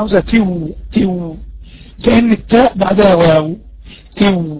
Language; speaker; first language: Arabic; native; Arabic